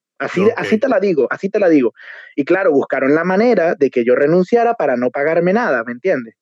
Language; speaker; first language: Spanish; native; Spanish